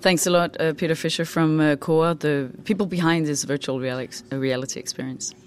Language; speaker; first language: English; non-native, fluent; Danish